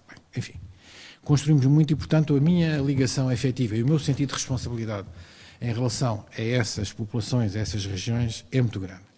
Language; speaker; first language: Portuguese; native; Portuguese